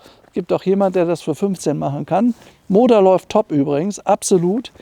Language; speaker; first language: German; native; German